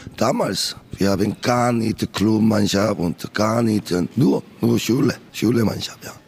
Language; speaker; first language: German; non-native, learner; Korean